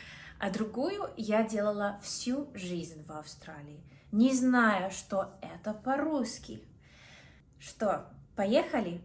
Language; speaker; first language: Russian; non-native, fluent; English